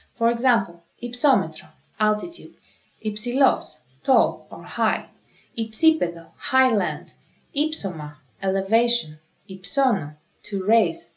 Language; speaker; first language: English; non-native, fluent; Greek